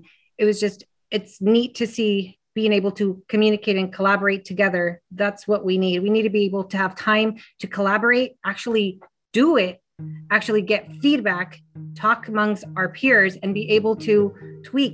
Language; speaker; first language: English; early bilingual, other home language; Spanish